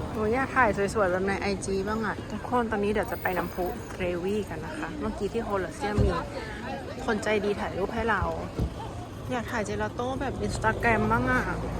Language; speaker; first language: Thai; native; Thai